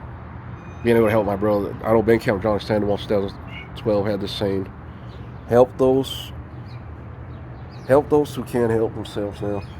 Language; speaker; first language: English; native; English